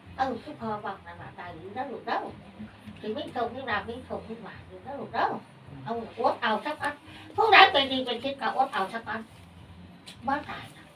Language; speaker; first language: Thai; native; Thai